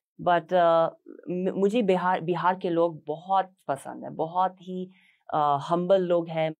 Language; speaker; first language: Hindi; non-native, fluent; English